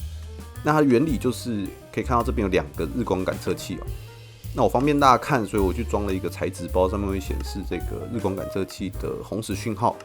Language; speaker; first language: Chinese; native; Chinese